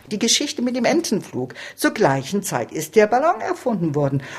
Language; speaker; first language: German; native; German